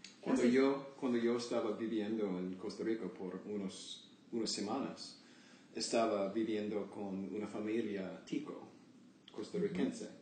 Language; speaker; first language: Spanish; non-native, learner; English